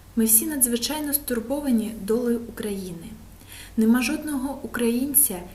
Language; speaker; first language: Ukrainian; non-native, local second language; Russian